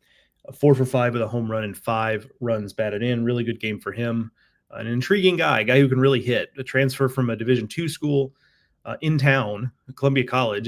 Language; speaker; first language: English; native; English